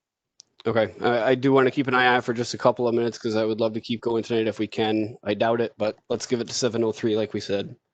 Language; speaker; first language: English; native; English